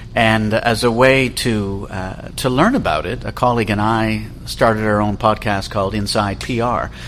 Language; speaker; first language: English; native; English